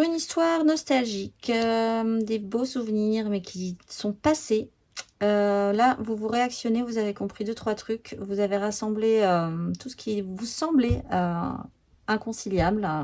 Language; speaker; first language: French; native; French